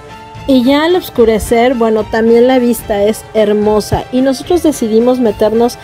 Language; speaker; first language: Spanish; native; Spanish